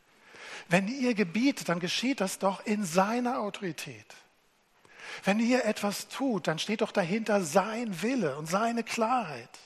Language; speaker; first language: German; native; German